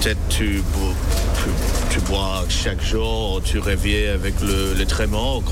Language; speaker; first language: French; non-native, learner; English